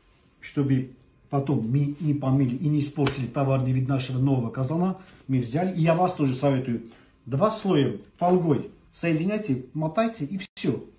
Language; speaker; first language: Russian; non-native, fluent; Armenian